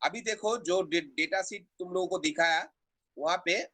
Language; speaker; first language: Hindi; non-native, local second language; Bangla